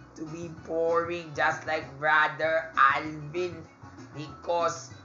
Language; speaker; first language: English; non-native, local second language; Filipino